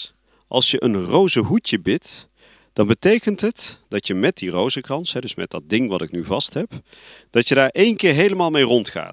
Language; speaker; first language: Dutch; native; Dutch